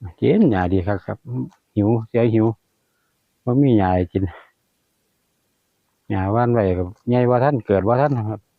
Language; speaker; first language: Thai; non-native, local second language; Lao